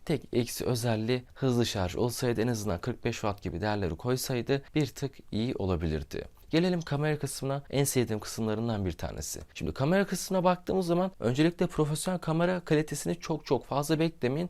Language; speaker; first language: Turkish; native; Turkish